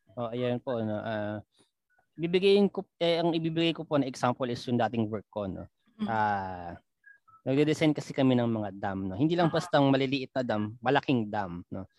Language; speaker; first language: Filipino; non-native, local second language; Pampanga